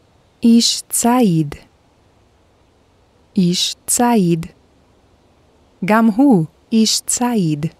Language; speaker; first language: Hebrew; non-native, fluent; Korean